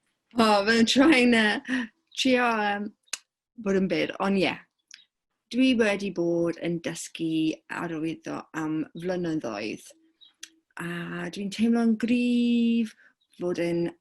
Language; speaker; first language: Welsh; non-native, fluent; English